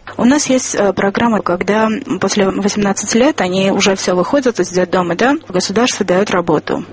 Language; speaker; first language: Russian; non-native, local second language; Armenian